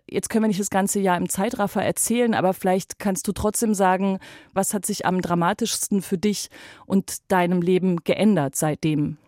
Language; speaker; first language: German; native; German